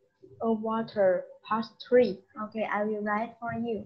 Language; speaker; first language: English; non-native, fluent; Vietnamese